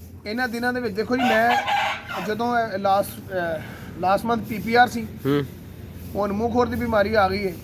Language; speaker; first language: Punjabi; native; Punjabi